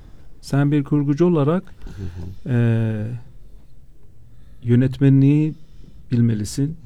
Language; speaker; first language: Turkish; non-native, fluent; Azerbaijani